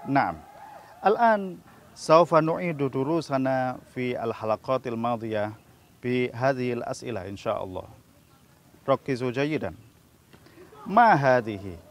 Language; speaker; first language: Arabic; non-native, fluent; Indonesian